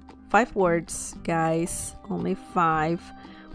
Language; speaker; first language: English; non-native, fluent; Spanish